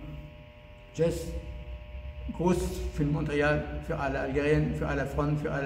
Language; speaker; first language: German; non-native, learner; Arabic